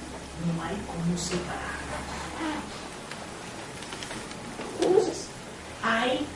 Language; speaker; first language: Spanish; non-native, fluent; Portuguese